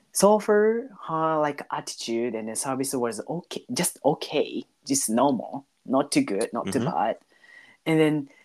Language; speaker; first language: English; non-native, learner; Japanese